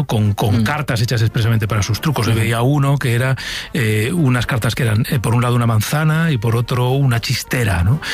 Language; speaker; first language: Spanish; native; Spanish